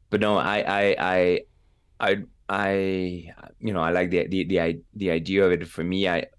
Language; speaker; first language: English; non-native, fluent; French